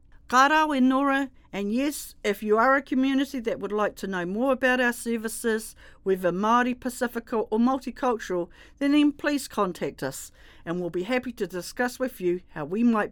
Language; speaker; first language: English; native; English